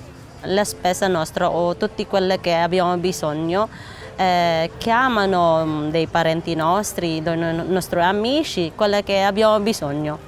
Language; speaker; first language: Italian; non-native, learner; Filipino